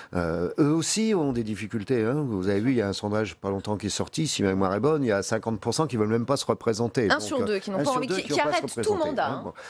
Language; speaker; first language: French; native; French